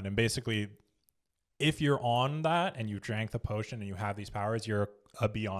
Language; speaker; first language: English; native; English